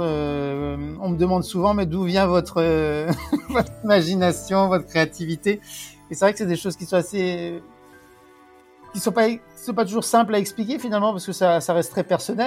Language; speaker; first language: French; native; French